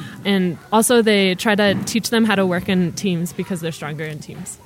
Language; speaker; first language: English; native; English